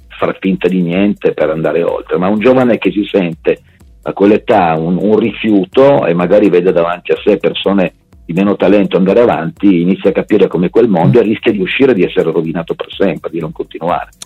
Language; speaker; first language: Italian; native; Italian